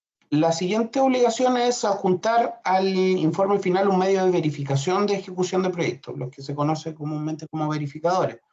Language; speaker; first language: Spanish; native; Spanish